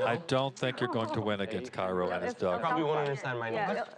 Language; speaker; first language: English; native; English